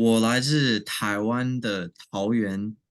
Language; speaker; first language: Chinese; non-native, learner; English